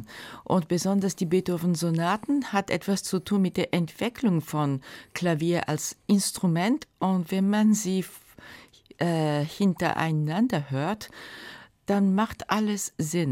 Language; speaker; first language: German; non-native, fluent; Japanese